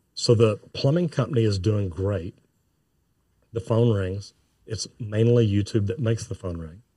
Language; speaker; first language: English; native; English